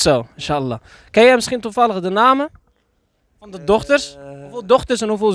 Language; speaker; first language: Dutch; native; Dutch